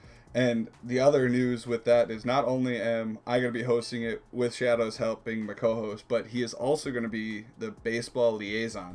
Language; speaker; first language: English; native; English